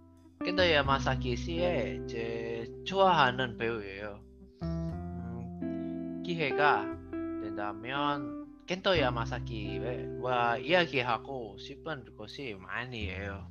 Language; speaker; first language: Korean; non-native, learner; Indonesian